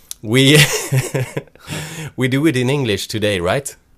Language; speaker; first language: English; non-native, fluent; Swedish